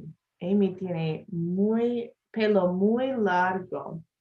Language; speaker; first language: Spanish; non-native, learner; English